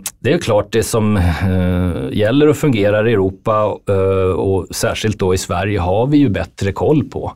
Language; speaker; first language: Swedish; native; Swedish